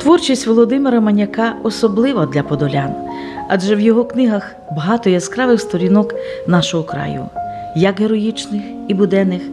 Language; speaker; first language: Ukrainian; native; Ukrainian